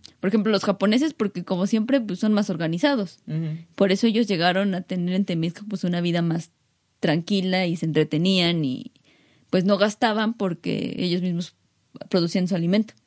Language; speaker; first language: Spanish; native; Spanish